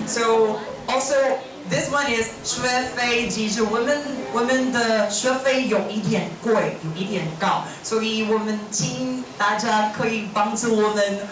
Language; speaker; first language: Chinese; non-native, learner; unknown